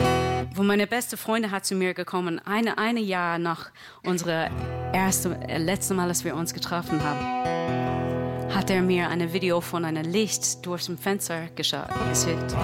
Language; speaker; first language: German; non-native, fluent; English